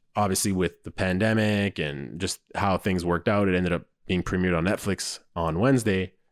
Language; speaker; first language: English; native; English